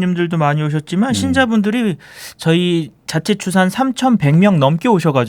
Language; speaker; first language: Korean; native; Korean